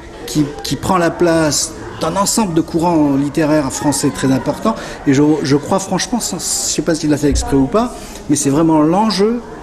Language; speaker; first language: French; native; French